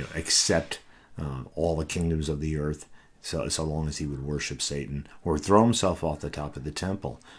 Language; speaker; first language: English; native; English